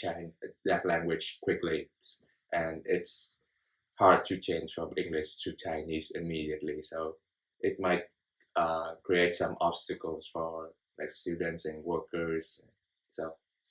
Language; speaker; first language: English; non-native, fluent; Vietnamese